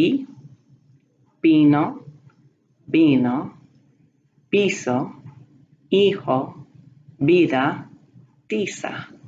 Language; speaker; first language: Spanish; non-native, fluent; English